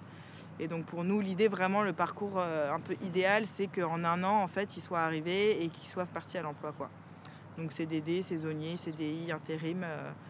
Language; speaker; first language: French; native; French